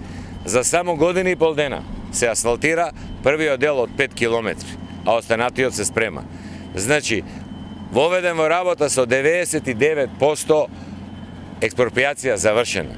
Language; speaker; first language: Macedonian; native; Macedonian